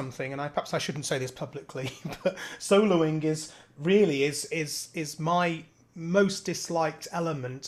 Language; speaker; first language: English; native; English